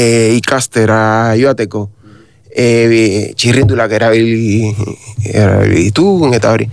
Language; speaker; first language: Basque; non-native, learner; Spanish